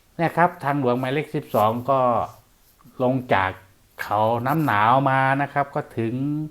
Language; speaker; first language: Thai; non-native, local second language; Northeastern Thai